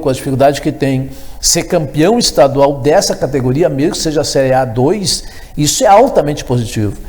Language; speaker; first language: Portuguese; native; Portuguese